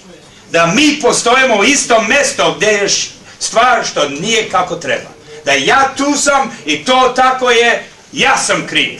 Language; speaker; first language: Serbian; early bilingual, heritage; Serbian